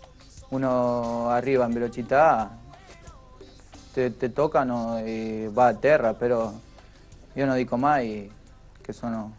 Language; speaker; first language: Italian; non-native, fluent; Spanish